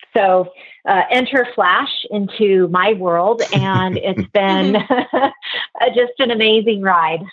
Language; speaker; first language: English; native; English